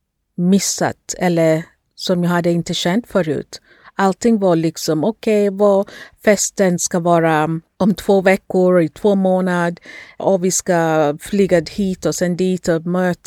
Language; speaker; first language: Swedish; non-native, fluent; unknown